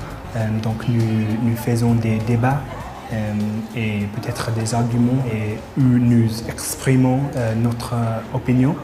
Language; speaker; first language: French; non-native, fluent; English